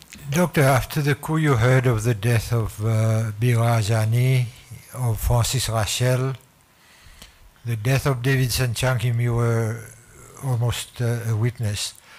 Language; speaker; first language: English; non-native, local second language; Seselwa Creole French